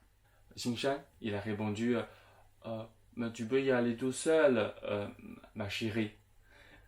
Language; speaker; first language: French; non-native, fluent; Chinese